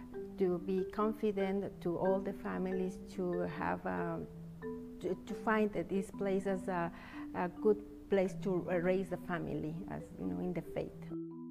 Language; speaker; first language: English; non-native, fluent; Spanish